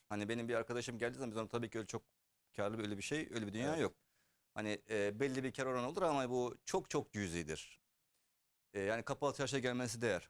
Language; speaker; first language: Turkish; early bilingual, heritage; Turkish